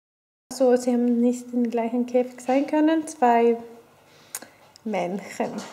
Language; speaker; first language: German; non-native, fluent; Swedish